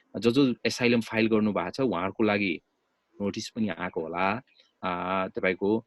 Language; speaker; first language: Nepali; native; Nepali